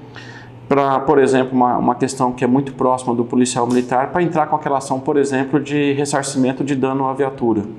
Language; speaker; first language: Portuguese; native; Portuguese